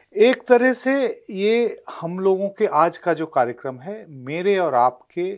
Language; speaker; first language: Hindi; native; Hindi